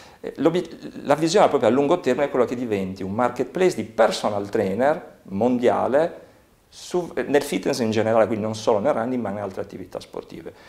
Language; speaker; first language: Italian; native; Italian